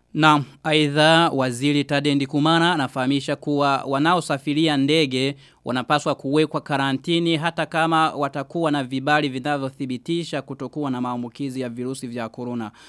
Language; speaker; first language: Swahili; non-native, local second language; Rundi